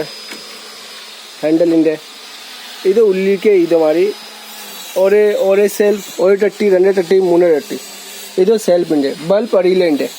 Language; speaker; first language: Malayalam; non-native, learner; Hindi